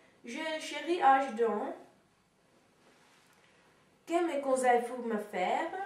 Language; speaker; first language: French; non-native, learner; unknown